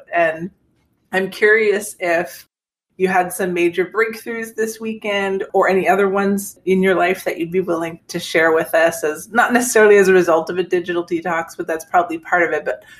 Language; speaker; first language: English; native; English